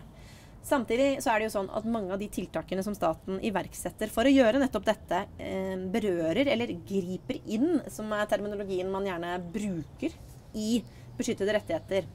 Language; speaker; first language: Norwegian; native; Norwegian